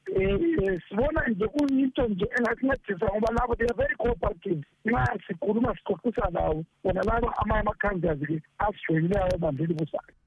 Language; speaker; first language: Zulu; native; Zulu